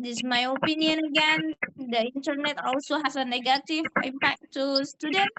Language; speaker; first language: English; non-native, learner; Indonesian